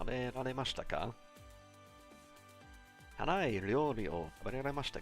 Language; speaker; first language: Japanese; non-native, learner; English